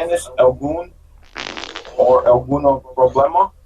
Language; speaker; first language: Spanish; non-native, learner; English